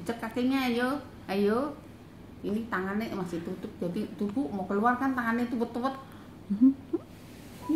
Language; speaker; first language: Indonesian; native; Indonesian